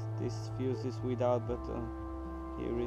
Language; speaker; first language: English; non-native, learner; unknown